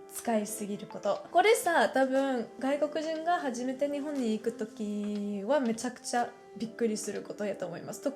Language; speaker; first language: Japanese; non-native, fluent; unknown